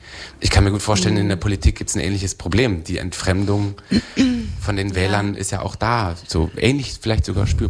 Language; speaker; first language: German; native; German